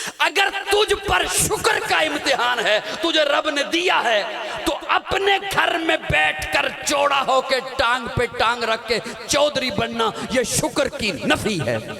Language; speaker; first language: Urdu; non-native, local second language; Punjabi